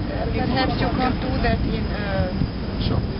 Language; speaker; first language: English; non-native, learner; Swedish